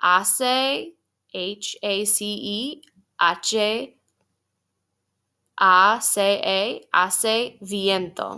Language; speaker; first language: Spanish; non-native, fluent; English